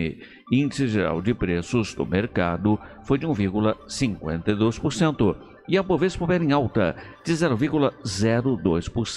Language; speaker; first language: Portuguese; native; Portuguese